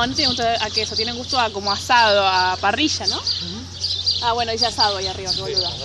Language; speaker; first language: Spanish; native; Spanish